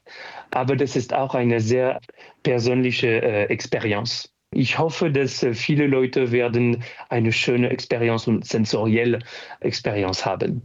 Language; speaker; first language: German; non-native, fluent; French